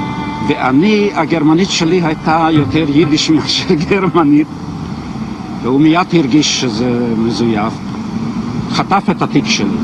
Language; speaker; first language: Hebrew; non-native, fluent; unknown